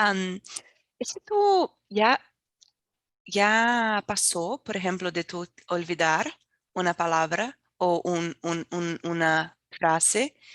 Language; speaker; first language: Spanish; non-native, fluent; Portuguese